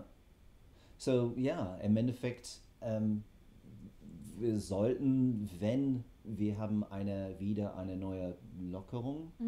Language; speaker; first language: German; non-native, fluent; English